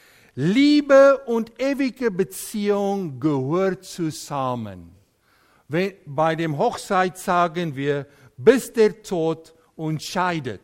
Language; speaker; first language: German; non-native, fluent; Dutch